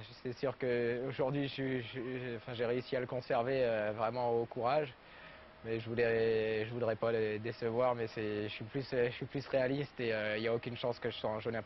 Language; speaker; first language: French; native; French